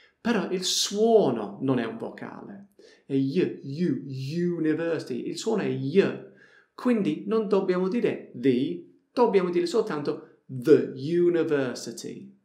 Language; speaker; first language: Italian; non-native, fluent; English